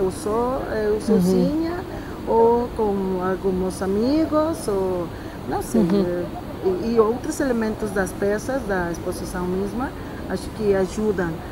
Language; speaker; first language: Portuguese; non-native, fluent; Spanish